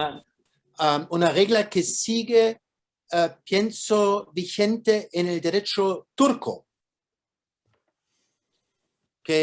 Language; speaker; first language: Spanish; non-native, fluent; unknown